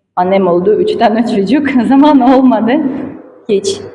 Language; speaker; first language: Turkish; non-native, learner; Russian